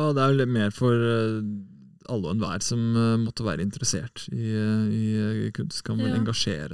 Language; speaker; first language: Norwegian; native; Norwegian